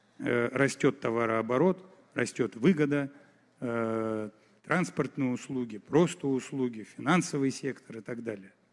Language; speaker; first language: Russian; native; Russian